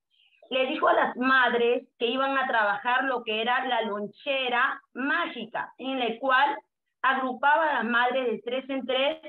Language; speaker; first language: Spanish; native; Spanish